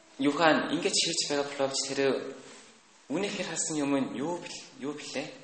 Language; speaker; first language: Mongolian; non-native, learner; Korean